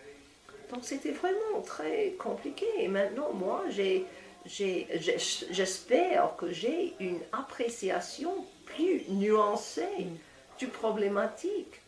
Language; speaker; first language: French; non-native, fluent; English